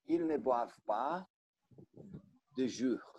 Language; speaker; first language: French; non-native, learner; Portuguese